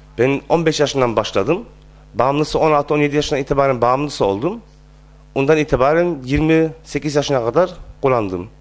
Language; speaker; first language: Turkish; early bilingual, heritage; Turkish